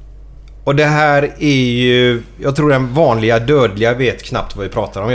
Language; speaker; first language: Swedish; native; Swedish